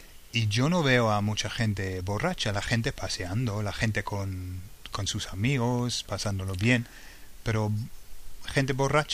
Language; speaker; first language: Spanish; non-native, fluent; English